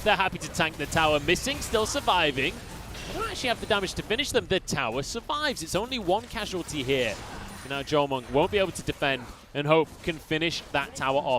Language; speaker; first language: English; native; English